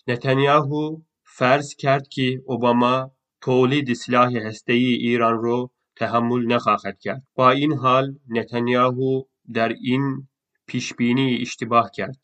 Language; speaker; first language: Persian; non-native, fluent; Turkish